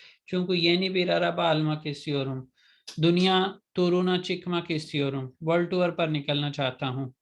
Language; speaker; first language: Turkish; non-native, fluent; Urdu